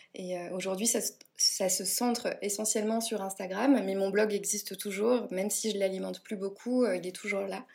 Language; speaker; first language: French; native; French